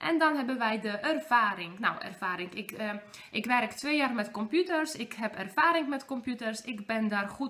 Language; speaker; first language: Dutch; non-native, fluent; Polish